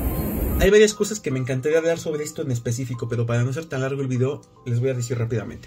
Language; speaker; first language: Spanish; native; Spanish